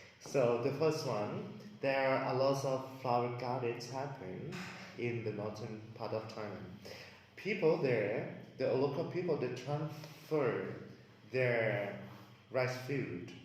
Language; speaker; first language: English; non-native, learner; Thai